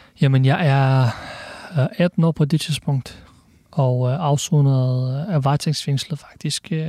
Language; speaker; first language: Danish; early bilingual, other home language; Arabic